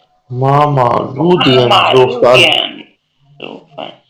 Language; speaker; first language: Chinese; non-native, learner; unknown